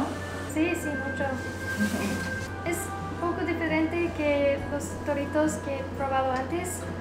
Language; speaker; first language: Spanish; non-native, learner; English